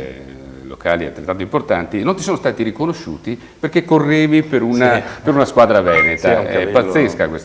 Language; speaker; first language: Italian; native; Italian